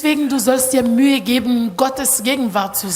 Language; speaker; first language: German; non-native, learner; Lingala